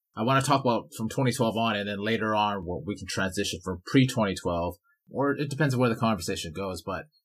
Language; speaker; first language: English; native; English